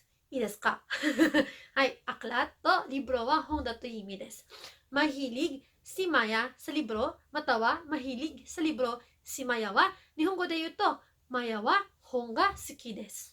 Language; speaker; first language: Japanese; non-native, fluent; Filipino